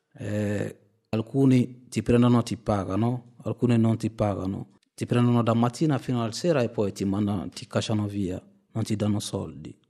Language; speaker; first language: Italian; non-native, fluent; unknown